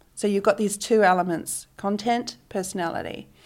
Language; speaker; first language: English; native; English